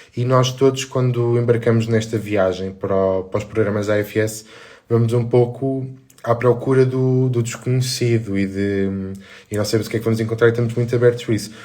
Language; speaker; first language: Portuguese; native; Portuguese